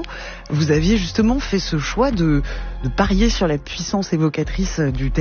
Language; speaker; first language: French; native; French